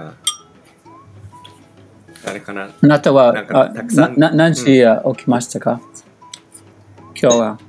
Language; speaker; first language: Japanese; non-native, learner; English